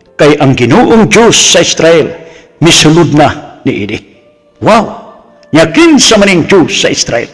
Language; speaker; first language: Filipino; non-native, local second language; Cebuano